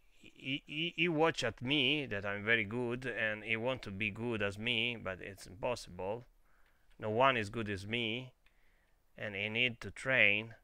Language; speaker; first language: English; non-native, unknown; Italian